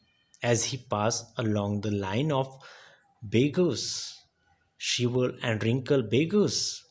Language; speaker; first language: English; non-native, local second language; Marathi